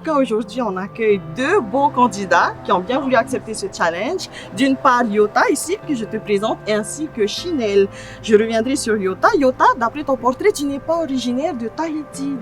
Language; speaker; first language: French; native; French